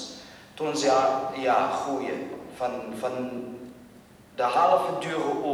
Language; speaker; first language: Dutch; non-native, learner; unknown